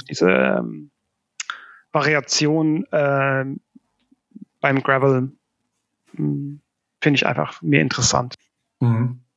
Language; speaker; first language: German; non-native, fluent; Swedish